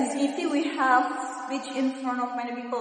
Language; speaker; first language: English; non-native, learner; Indonesian